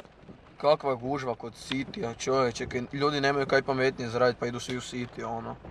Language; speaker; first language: Croatian; native; Croatian